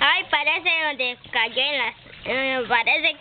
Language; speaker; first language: Spanish; native; Spanish